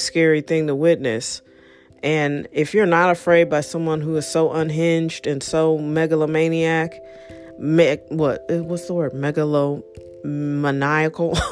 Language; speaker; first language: English; native; English